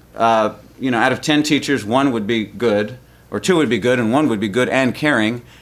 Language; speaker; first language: English; early bilingual, other home language; Spanish